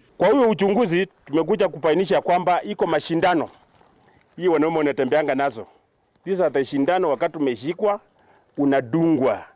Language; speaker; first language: Swahili; non-native, local second language; Luo (Kenya and Tanzania)